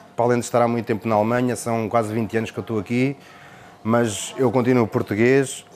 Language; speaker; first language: Portuguese; native; Portuguese